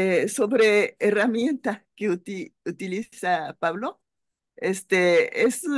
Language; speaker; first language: Spanish; non-native, fluent; Japanese